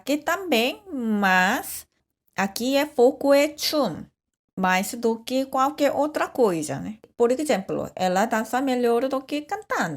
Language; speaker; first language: Portuguese; non-native, fluent; Korean